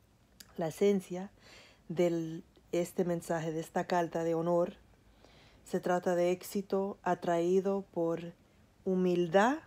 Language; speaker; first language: Spanish; early bilingual, heritage; Spanish